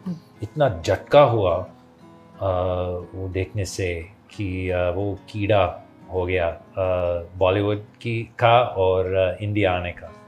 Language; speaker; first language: Hindi; non-native, fluent; English